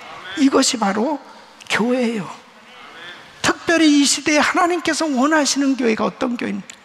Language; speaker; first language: Korean; native; Korean